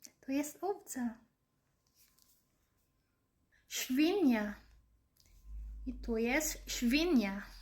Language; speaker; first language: Polish; non-native, learner; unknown